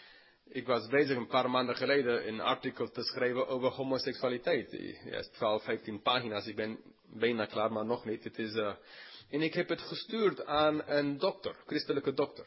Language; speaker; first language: Dutch; non-native, fluent; English